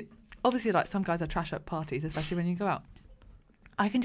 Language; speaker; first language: English; native; English